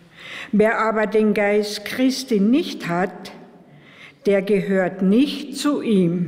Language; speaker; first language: German; native; German